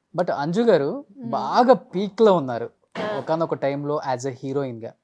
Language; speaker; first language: Telugu; native; Telugu